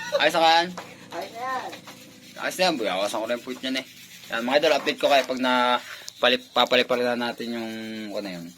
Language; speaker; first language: Filipino; native; Filipino